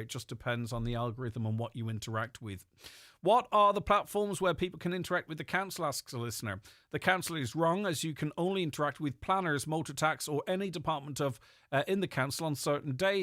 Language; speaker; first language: English; native; English